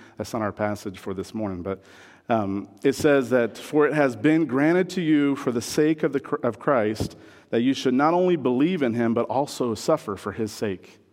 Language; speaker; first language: English; non-native, fluent; French